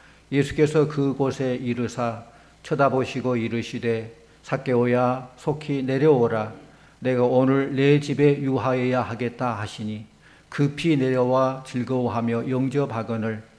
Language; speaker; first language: Korean; native; Korean